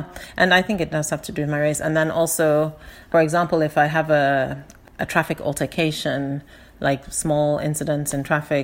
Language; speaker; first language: English; native; English